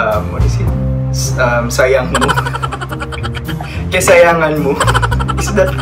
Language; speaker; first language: English; non-native, local second language; Filipino